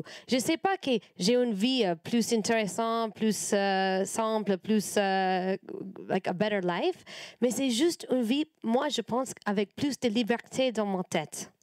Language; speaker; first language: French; non-native, learner; English